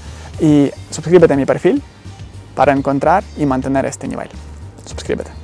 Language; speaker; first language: Spanish; non-native, learner; Ukrainian